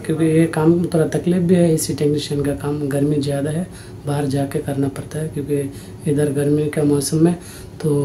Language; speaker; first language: Hindi; non-native, fluent; Bangla